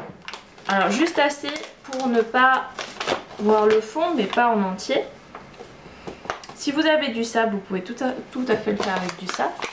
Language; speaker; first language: French; native; French